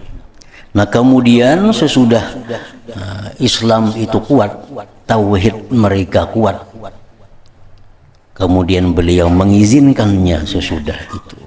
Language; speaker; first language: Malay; non-native, local second language; Banjar